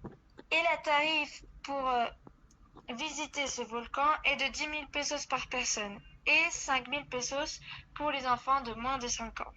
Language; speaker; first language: French; non-native, fluent; Spanish